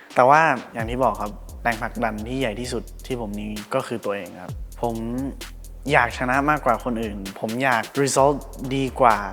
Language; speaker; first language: Thai; early bilingual, heritage; Spanish